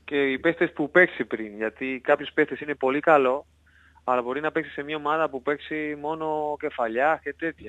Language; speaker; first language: Greek; non-native, learner; Spanish